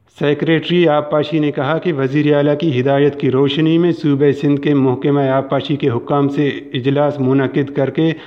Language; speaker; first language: Urdu; non-native, local second language; Baluchi